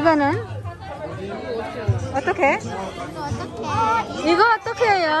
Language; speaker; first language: Korean; non-native, fluent; Hiligaynon